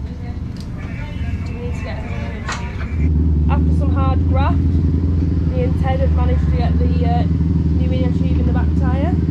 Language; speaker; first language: English; native; English